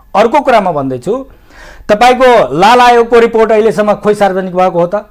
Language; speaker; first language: Nepali; non-native, local second language; Maithili